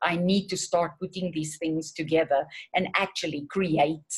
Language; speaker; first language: English; non-native, fluent; Portuguese